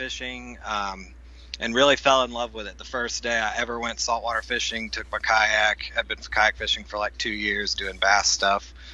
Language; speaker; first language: English; native; English